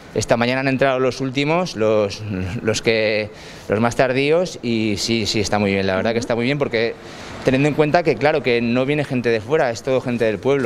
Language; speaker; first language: Spanish; native; Spanish